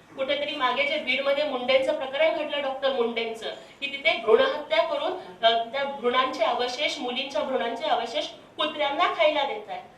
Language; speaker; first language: Marathi; non-native, local second language; Telugu